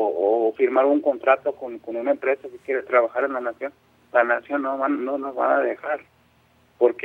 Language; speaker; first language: Spanish; non-native, local second language; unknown